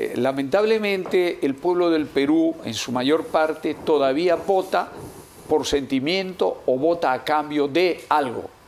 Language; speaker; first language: Spanish; native; Spanish